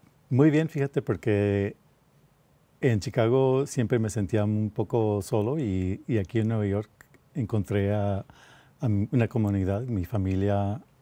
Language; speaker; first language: Spanish; early bilingual, heritage; Spanish